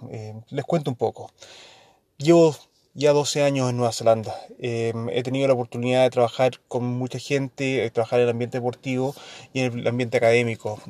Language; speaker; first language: Spanish; early bilingual, heritage; Spanish